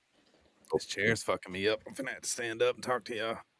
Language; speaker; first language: English; native; English